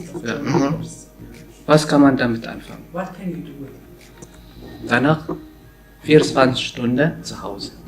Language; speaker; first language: German; non-native, learner; Tigrinya